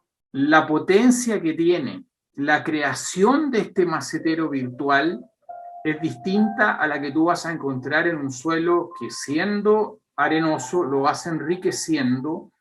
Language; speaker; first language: Spanish; native; Spanish